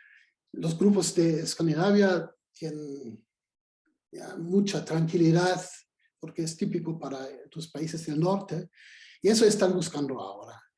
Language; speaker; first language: Spanish; non-native, fluent; German